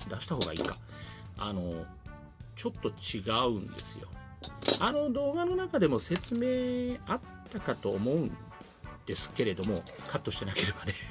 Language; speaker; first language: Japanese; native; Japanese